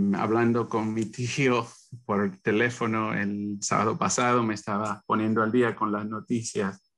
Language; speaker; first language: Spanish; native; Spanish